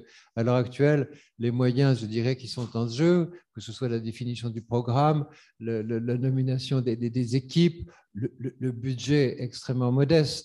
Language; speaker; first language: French; native; French